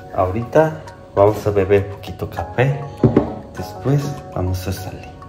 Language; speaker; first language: Spanish; non-native, learner; Korean